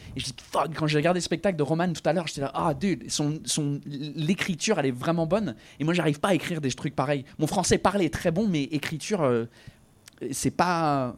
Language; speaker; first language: French; non-native, fluent; English